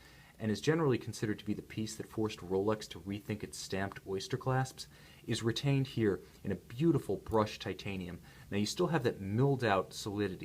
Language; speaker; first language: English; native; English